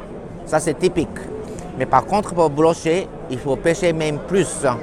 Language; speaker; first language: French; non-native, learner; Japanese